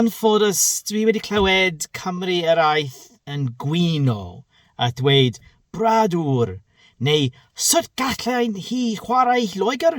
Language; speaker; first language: Welsh; non-native, learner; English